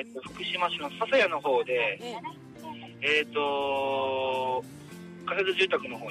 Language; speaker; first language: Japanese; native; Japanese